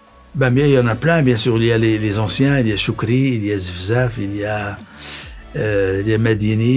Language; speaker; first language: French; non-native, local second language; Arabic